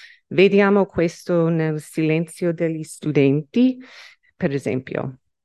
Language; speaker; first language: Italian; non-native, learner; English